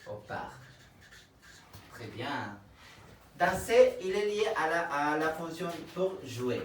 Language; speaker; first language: French; non-native, fluent; Spanish